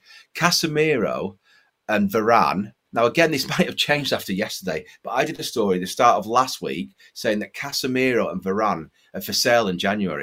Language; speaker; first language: English; native; English